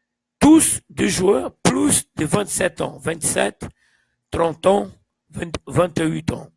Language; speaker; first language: French; non-native, fluent; Portuguese